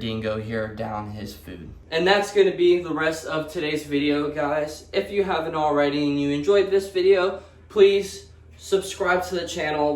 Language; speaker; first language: English; native; English